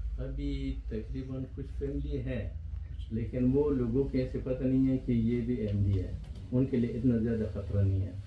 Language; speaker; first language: Urdu; non-native, fluent; Pashto